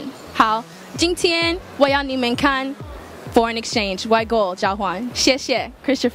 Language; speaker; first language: Chinese; non-native, learner; English